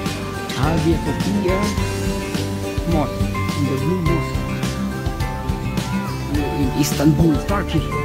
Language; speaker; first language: English; non-native, learner; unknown